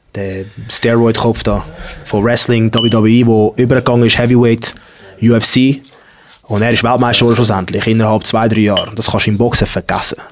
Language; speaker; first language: German; early bilingual, other home language; English